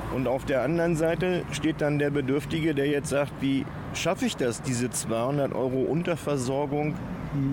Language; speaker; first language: German; native; German